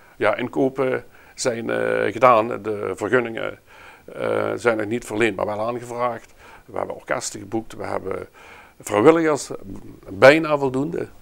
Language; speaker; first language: Dutch; native; Dutch